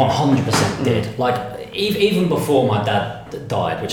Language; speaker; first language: English; native; English